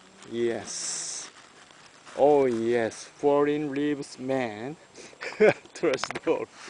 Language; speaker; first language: English; non-native, learner; Japanese